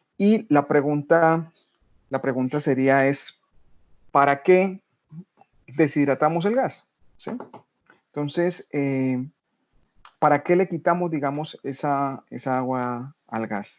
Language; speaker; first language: Spanish; native; Spanish